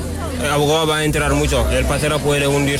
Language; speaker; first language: Spanish; non-native, learner; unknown